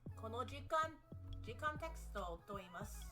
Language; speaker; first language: Japanese; non-native, learner; English